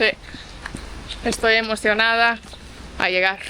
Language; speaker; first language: Spanish; non-native, fluent; Estonian